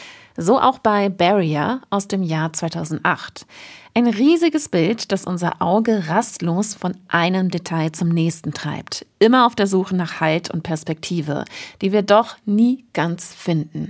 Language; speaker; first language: German; native; German